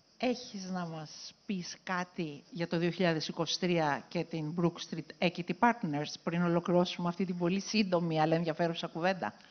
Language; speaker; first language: Greek; native; Greek